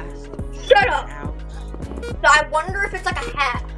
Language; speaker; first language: English; native; English